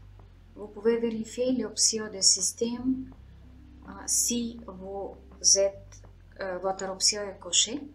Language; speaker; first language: French; non-native, fluent; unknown